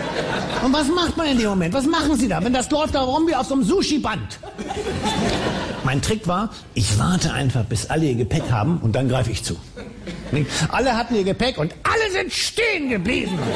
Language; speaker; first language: German; native; German